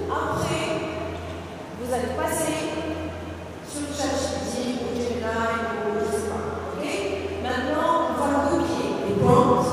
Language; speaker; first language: French; non-native, local second language; Arabic